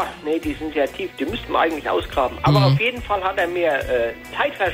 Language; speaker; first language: German; native; German